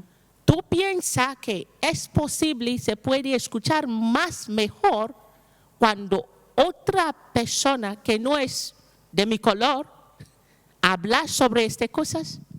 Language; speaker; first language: Spanish; non-native, learner; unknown